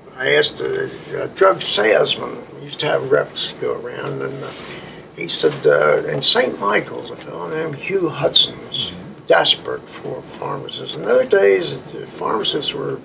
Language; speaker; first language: English; native; English